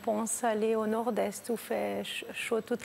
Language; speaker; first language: French; non-native, fluent; Portuguese